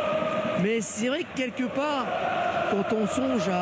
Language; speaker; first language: French; native; French